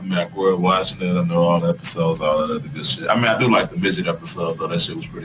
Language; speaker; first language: English; native; English